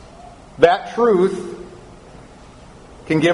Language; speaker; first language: English; native; English